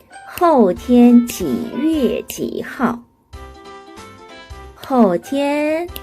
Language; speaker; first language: Chinese; non-native, fluent; Korean